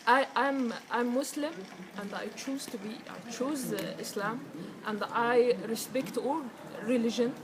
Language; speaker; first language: English; non-native, learner; Arabic